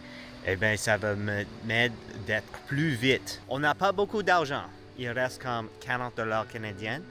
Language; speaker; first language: French; non-native, learner; English